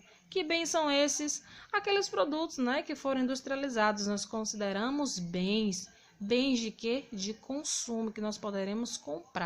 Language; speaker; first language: Portuguese; native; Portuguese